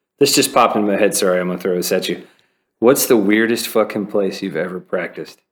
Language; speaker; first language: English; native; English